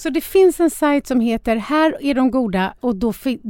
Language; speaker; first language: Swedish; native; Swedish